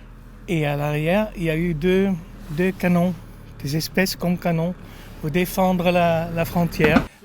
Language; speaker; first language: French; non-native, fluent; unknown